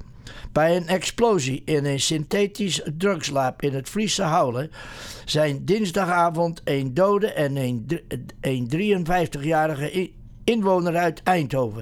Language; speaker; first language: Dutch; native; Dutch